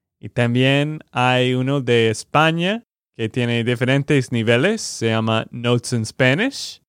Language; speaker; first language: Spanish; non-native, learner; English